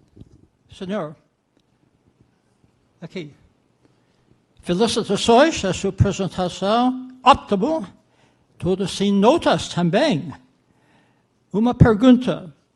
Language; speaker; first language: Portuguese; non-native, learner; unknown